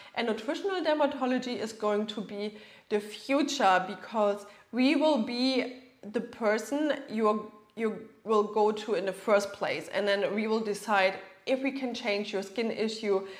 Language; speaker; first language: English; non-native, fluent; German